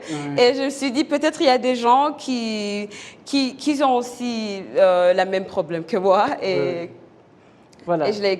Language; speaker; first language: French; non-native, local second language; Kinyarwanda